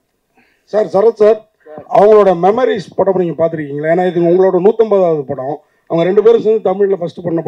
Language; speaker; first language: Tamil; native; Tamil